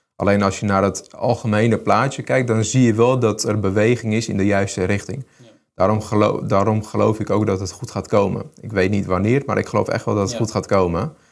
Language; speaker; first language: Dutch; early bilingual, other home language; Armenian